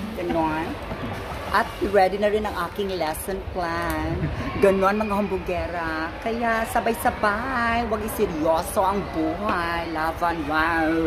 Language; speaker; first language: Filipino; native; Filipino